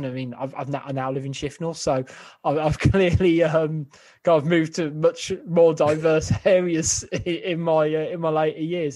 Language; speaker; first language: English; native; English